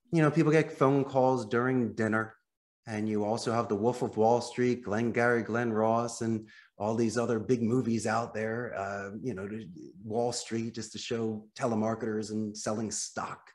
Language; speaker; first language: English; native; English